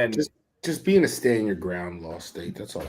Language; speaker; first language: English; native; English